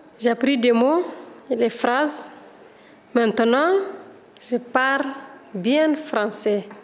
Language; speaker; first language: French; non-native, learner; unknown